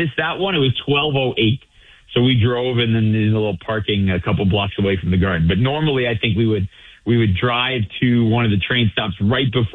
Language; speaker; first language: English; native; English